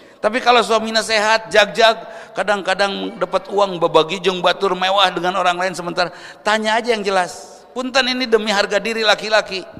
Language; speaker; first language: Indonesian; non-native, local second language; Sundanese